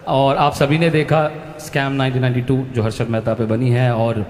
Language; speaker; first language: Hindi; native; Hindi